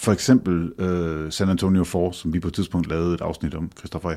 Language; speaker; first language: Danish; native; Danish